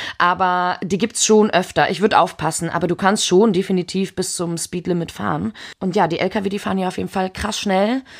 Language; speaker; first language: German; early bilingual, heritage; German